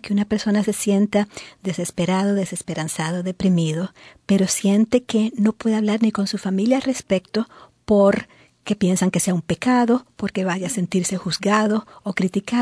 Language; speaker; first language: Spanish; native; Spanish